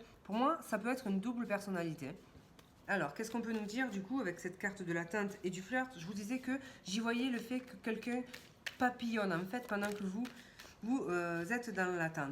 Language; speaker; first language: French; native; French